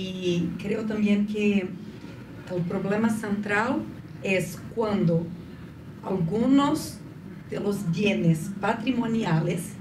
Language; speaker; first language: Spanish; non-native, fluent; Portuguese